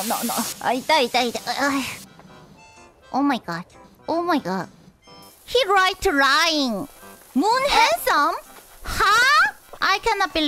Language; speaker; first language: English; non-native, learner; Korean